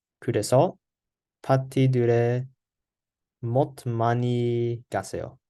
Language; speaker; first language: Korean; non-native, learner; English